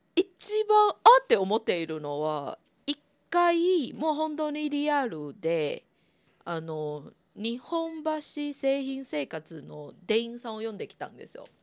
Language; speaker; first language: Japanese; non-native, fluent; Chinese